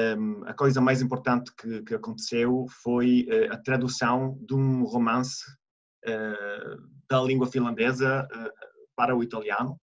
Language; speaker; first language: Portuguese; non-native, fluent; Italian